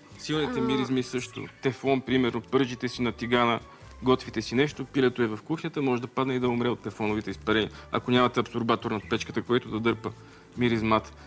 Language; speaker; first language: Bulgarian; native; Bulgarian